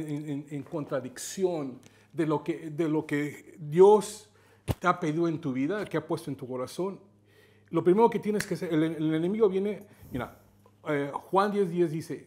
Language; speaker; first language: Spanish; native; Spanish